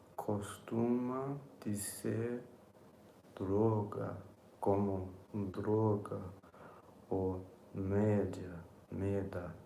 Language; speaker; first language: Portuguese; non-native, learner; English